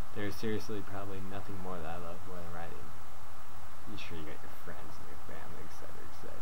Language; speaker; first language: English; native; English